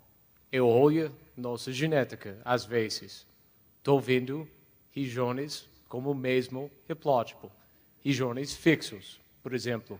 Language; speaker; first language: Portuguese; non-native, fluent; English